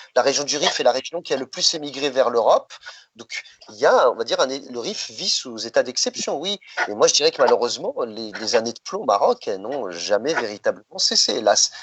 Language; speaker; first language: French; early bilingual, other home language; Riffian